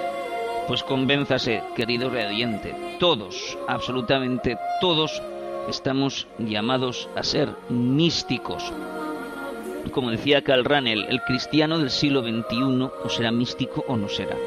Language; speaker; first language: Spanish; native; Spanish